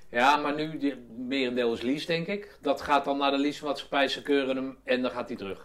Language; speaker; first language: Dutch; native; Dutch